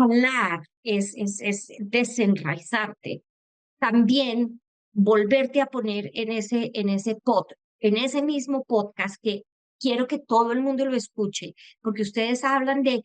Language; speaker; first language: Spanish; native; Spanish